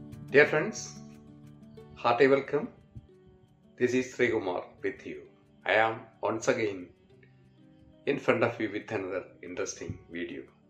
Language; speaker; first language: English; non-native, local second language; Malayalam